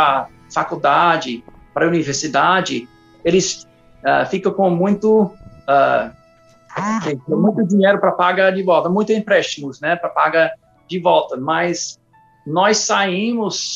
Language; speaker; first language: Portuguese; non-native, fluent; English